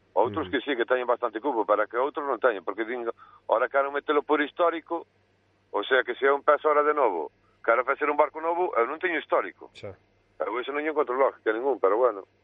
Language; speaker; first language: Galician; native; Galician